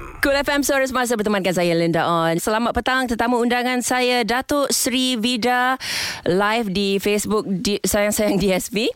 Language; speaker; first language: Malay; native; Malay